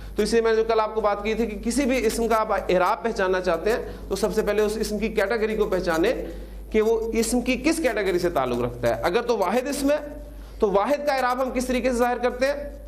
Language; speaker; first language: Urdu; native; Urdu